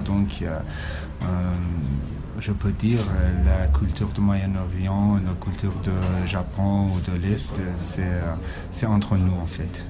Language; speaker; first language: French; non-native, learner; Persian